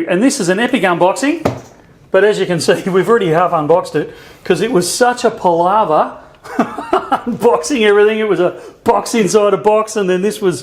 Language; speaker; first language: English; native; English